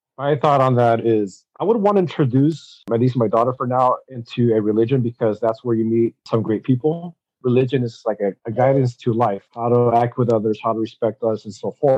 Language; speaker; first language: English; early bilingual, other home language; Spanish